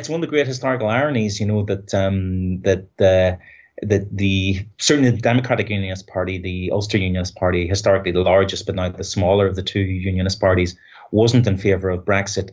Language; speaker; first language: English; native; English